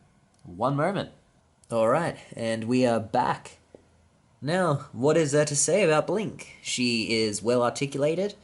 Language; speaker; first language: English; native; English